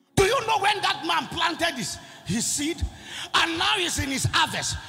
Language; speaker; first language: English; non-native, local second language; Yoruba